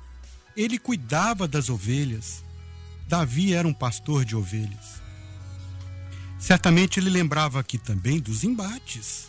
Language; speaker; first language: Portuguese; native; Portuguese